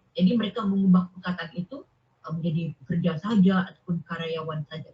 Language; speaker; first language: Malay; native; Malay